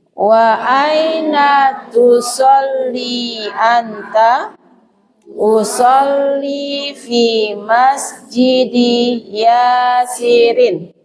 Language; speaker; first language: Arabic; non-native, fluent; Indonesian